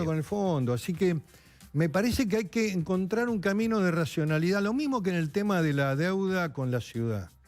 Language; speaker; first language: Spanish; native; Spanish